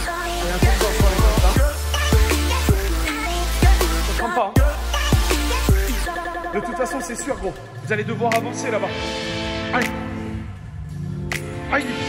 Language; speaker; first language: French; native; French